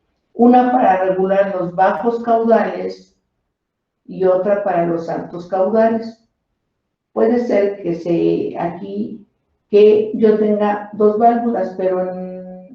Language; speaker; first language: Spanish; native; Spanish